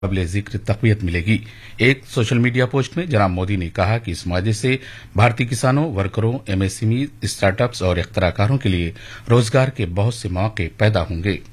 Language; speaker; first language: Urdu; native; Urdu